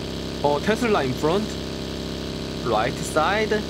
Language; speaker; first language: English; non-native, learner; Korean